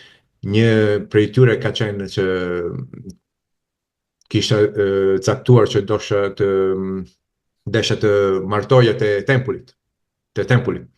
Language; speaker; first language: Albanian; non-native, fluent; Italian